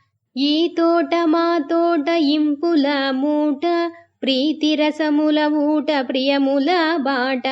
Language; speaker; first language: Telugu; native; Telugu